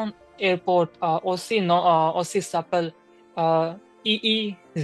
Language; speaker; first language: French; non-native, learner; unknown